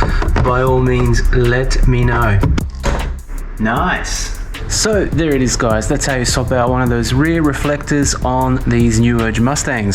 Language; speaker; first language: English; native; English